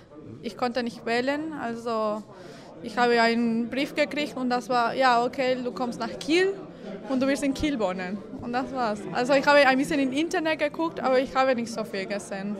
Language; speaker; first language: German; non-native, fluent; Spanish